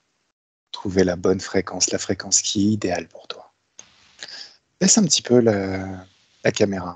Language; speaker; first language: French; native; French